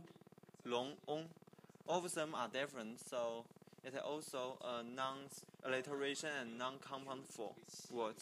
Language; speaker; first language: English; non-native, learner; Chinese